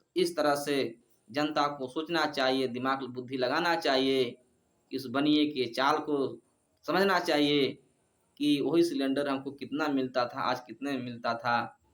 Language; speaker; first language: Hindi; native; Hindi